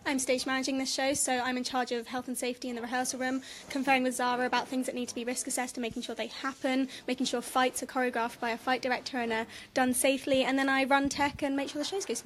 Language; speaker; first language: English; native; English